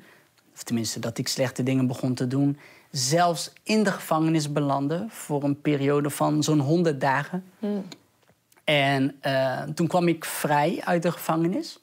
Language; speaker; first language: Dutch; early bilingual, other home language; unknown